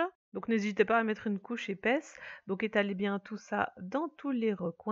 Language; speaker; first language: French; native; French